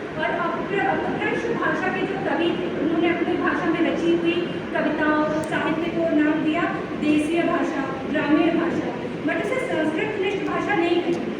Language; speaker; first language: Hindi; native; Hindi